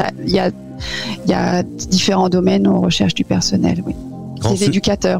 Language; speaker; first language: French; native; French